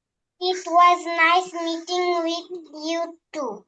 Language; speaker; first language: English; non-native, learner; Bangla